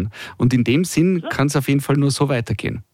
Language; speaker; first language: German; native; German